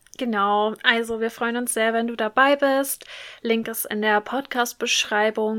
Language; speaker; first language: German; native; German